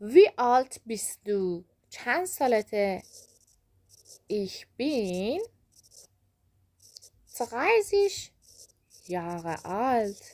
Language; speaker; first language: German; non-native, fluent; Persian